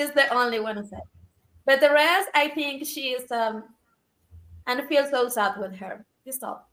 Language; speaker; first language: English; non-native, learner; Spanish